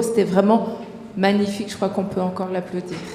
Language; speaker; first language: French; native; French